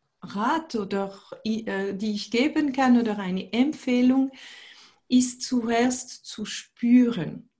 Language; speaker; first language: German; non-native, fluent; French